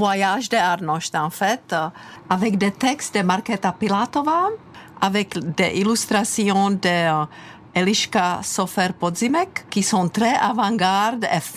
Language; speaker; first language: French; non-native, fluent; Czech